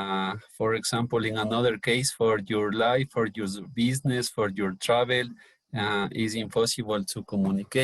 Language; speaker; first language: English; non-native, learner; Spanish